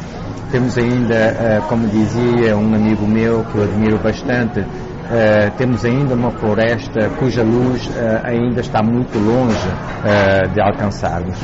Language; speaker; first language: Portuguese; non-native, local second language; Upper Guinea Crioulo